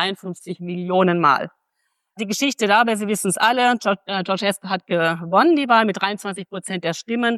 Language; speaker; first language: German; native; German